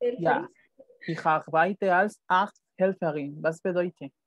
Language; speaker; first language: German; non-native, fluent; Spanish